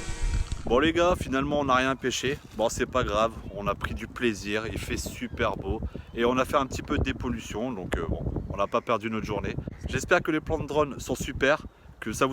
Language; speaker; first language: French; native; French